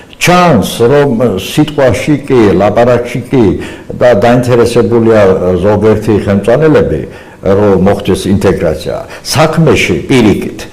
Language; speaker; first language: Georgian; non-native, local second language; Azerbaijani